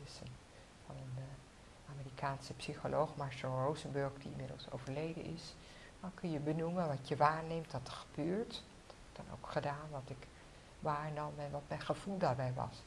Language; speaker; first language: Dutch; native; Dutch